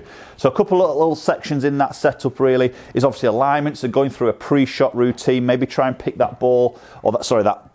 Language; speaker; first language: English; native; English